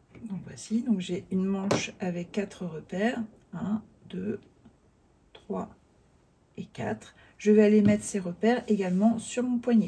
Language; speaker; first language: French; native; French